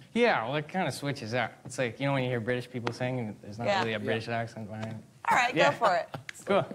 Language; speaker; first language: English; native; English